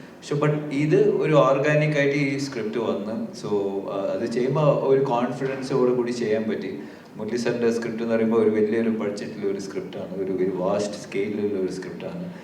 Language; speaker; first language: Malayalam; native; Malayalam